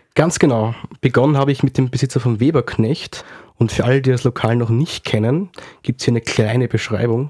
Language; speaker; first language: German; native; German